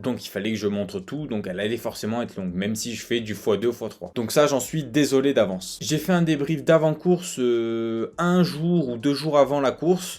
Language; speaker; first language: French; native; French